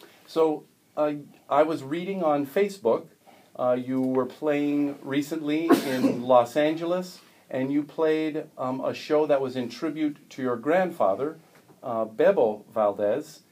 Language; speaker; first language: English; native; English